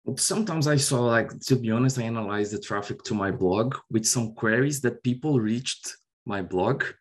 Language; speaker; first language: English; non-native, fluent; Portuguese